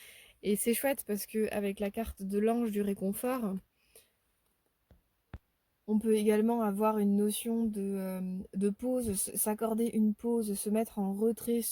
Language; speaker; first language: French; native; French